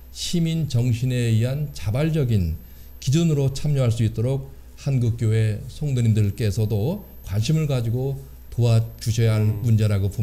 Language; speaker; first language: Korean; native; Korean